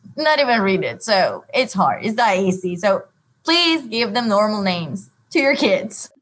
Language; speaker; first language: English; non-native, fluent; Spanish